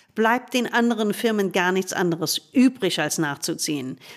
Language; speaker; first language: German; non-native, fluent; English